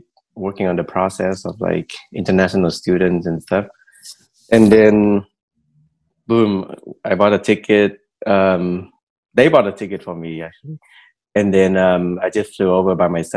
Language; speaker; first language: English; non-native, fluent; Vietnamese